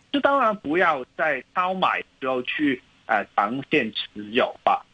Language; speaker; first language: Chinese; non-native, local second language; Cantonese